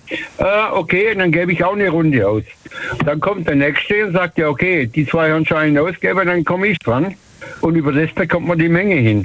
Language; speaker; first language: German; native; German